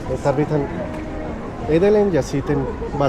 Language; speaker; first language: Finnish; non-native, learner; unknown